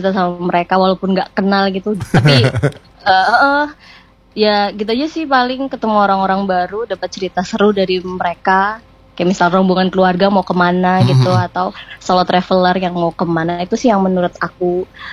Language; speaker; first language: Indonesian; non-native, local second language; Javanese